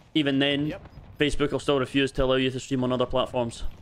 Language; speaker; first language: English; native; English